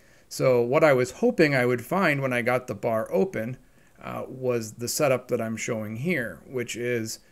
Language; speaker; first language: English; native; English